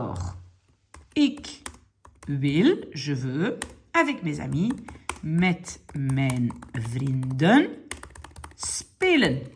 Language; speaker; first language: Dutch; non-native, local second language; French